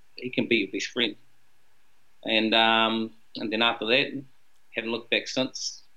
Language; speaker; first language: English; native; English